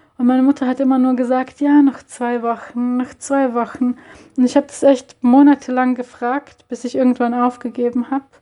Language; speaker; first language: German; early bilingual, other home language; Bosnian